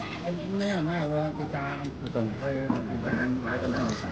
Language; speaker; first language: Chinese; non-native, local second language; Cantonese